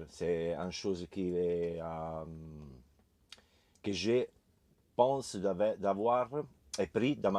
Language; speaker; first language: French; non-native, learner; Italian